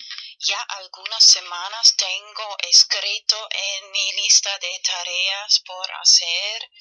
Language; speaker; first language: Spanish; non-native, fluent; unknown